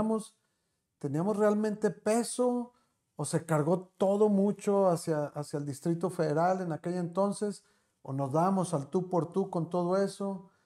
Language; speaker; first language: Spanish; native; Spanish